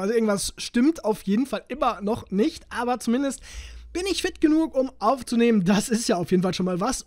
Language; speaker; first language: German; native; German